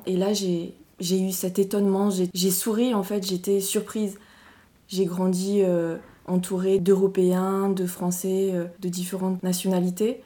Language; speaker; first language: French; non-native, local second language; Malagasy